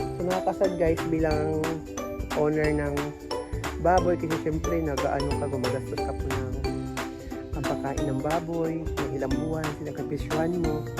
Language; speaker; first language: Filipino; non-native, local second language; Cebuano